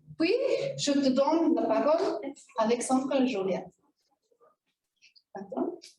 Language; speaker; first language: French; non-native, fluent; German